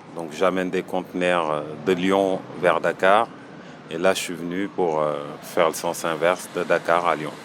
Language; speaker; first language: French; non-native, local second language; Wolof